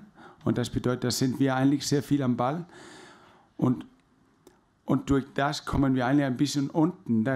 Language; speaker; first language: German; non-native, fluent; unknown